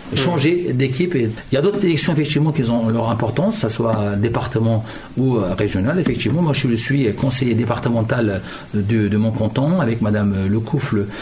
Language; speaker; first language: French; early bilingual, other home language; Turkish